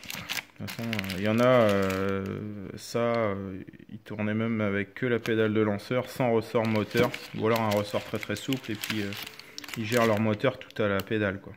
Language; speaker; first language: French; native; French